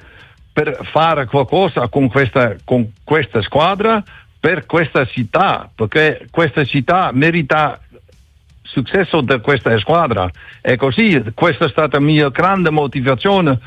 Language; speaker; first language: Italian; non-native, learner; Dutch